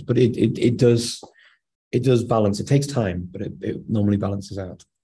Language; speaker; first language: English; native; English